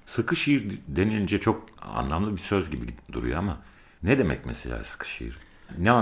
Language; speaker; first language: Turkish; native; Turkish